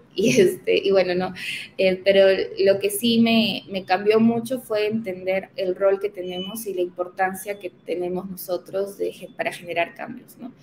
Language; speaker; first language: Spanish; native; Spanish